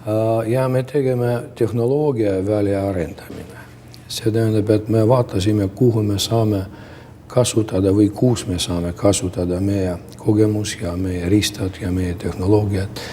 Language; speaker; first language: Estonian; non-native, local second language; Russian